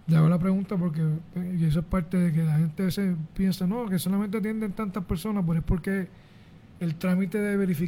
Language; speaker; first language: Spanish; native; Spanish